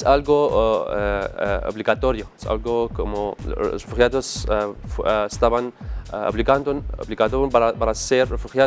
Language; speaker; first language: Spanish; non-native, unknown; Arabic